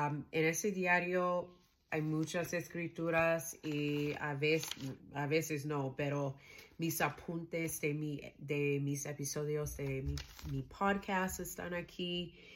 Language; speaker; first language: Spanish; non-native, learner; English